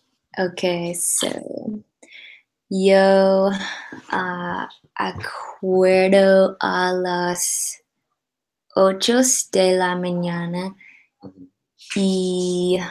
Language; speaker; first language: Spanish; non-native, learner; English